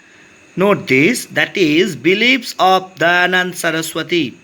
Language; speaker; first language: English; non-native, local second language; Bangla